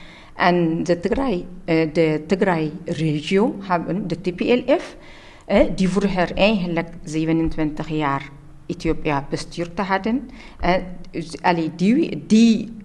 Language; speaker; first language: Dutch; non-native, learner; Tigrinya